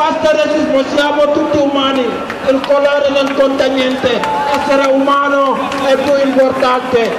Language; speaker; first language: Italian; non-native, learner; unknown